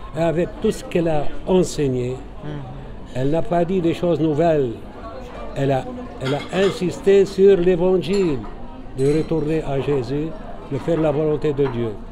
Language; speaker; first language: French; non-native, local second language; Arabic